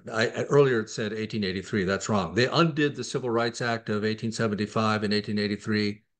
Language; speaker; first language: English; native; English